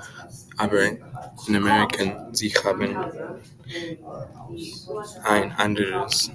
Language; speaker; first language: German; non-native, learner; English